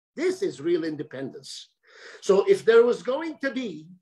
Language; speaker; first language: English; early bilingual, other home language; Armenian